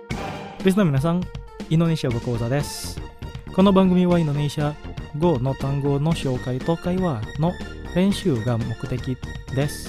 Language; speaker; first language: Japanese; non-native, fluent; Indonesian